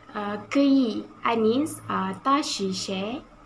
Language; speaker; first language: Chinese; non-native, learner; Malay